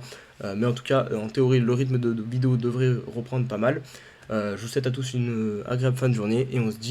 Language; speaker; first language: French; native; French